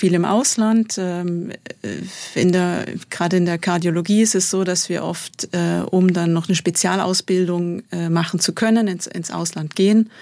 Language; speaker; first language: German; native; German